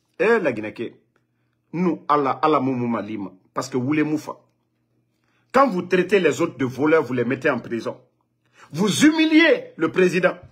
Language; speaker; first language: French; non-native, local second language; Mandingo